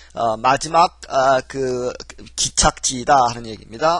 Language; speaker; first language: Korean; native; Korean